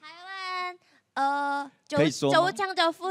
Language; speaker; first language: Chinese; non-native, learner; Korean